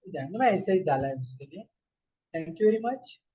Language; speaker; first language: Hindi; non-native, local second language; Marathi